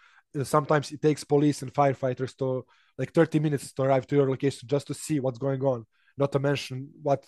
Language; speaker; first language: English; non-native, fluent; Serbian